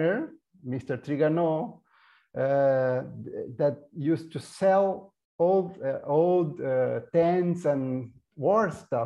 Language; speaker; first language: English; non-native, fluent; Portuguese